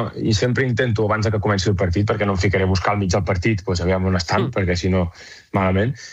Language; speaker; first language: Catalan; native; Catalan